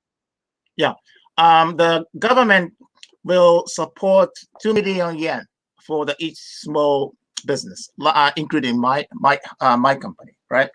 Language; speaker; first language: English; non-native, fluent; Japanese